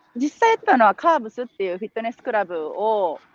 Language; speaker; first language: Japanese; native; Japanese